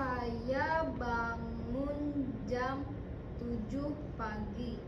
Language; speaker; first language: Indonesian; non-native, learner; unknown